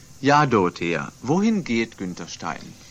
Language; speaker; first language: German; non-native, fluent; Swedish